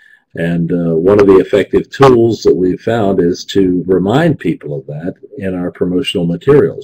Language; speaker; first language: English; native; English